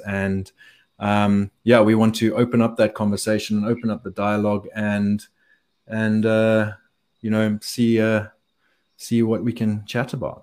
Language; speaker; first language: English; native; English